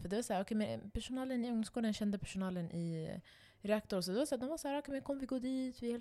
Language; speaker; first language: Swedish; non-native, local second language; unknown